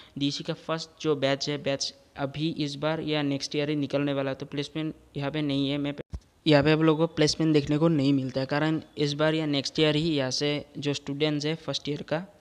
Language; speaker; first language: Hindi; non-native, local second language; Assamese